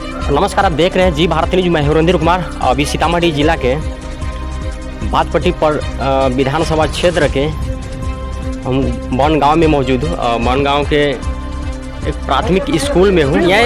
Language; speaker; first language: Hindi; non-native, local second language; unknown